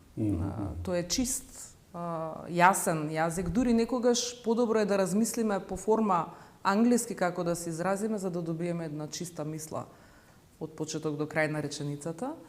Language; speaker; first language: Macedonian; native; Macedonian